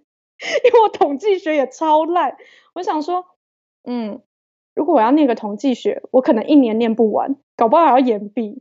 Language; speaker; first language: Chinese; native; Chinese